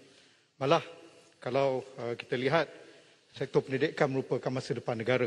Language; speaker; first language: Malay; native; Malay